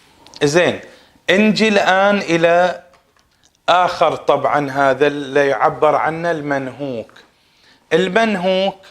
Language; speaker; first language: Arabic; native; Arabic